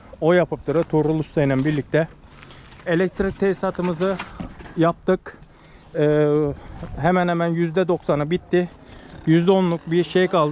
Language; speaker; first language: Turkish; native; Turkish